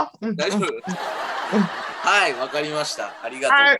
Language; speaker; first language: Japanese; native; Japanese